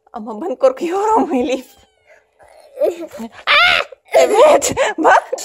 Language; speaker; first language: Turkish; non-native, learner; Russian